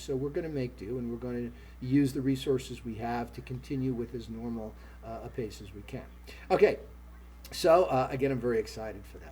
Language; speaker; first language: English; native; English